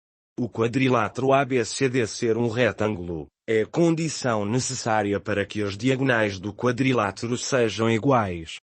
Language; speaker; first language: Portuguese; native; Portuguese